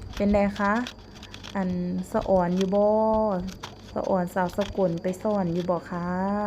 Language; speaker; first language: Thai; native; Thai